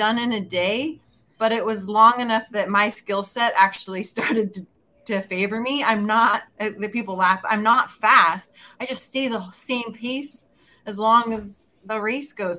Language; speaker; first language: English; native; English